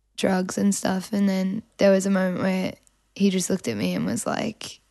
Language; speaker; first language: English; native; English